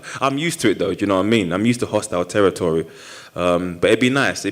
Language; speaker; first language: English; native; English